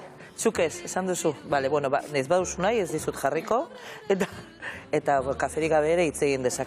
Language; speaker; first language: Basque; native; Basque